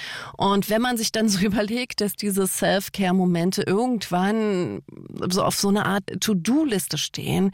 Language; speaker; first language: German; native; German